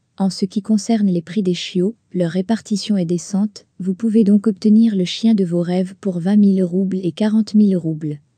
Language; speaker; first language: French; native; French